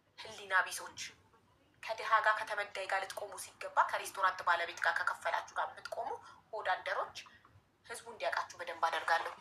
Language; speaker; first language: Amharic; native; Amharic